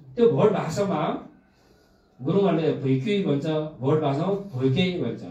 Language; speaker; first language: Nepali; non-native, local second language; Gurung